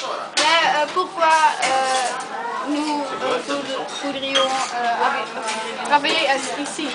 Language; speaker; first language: French; non-native, learner; Dutch